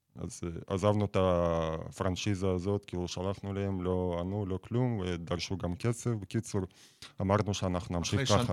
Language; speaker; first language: Hebrew; non-native, fluent; Russian